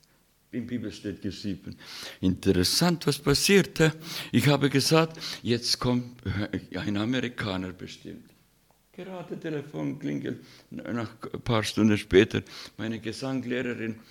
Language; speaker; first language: German; non-native, fluent; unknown